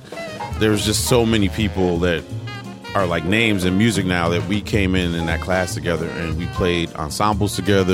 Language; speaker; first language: English; native; English